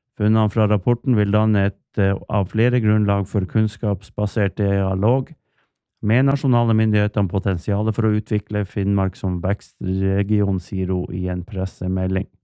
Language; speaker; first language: Norwegian; native; Norwegian